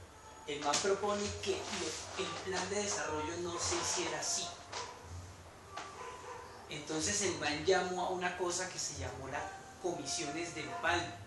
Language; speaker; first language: Spanish; native; Spanish